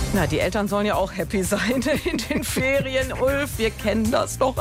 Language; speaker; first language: German; native; German